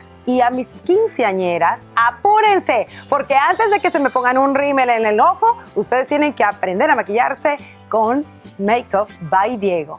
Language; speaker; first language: Spanish; native; Spanish